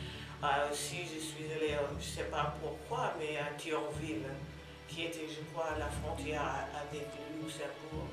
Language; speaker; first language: French; non-native, fluent; English